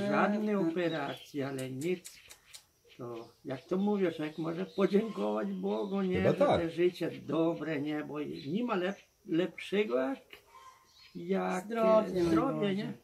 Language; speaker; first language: Polish; early bilingual, heritage; Polish